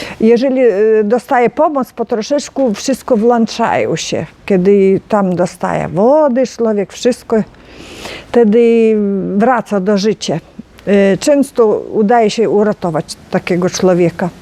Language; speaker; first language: Polish; non-native, learner; Ukrainian